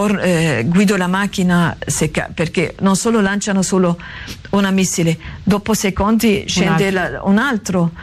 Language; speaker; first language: Italian; non-native, learner; Arabic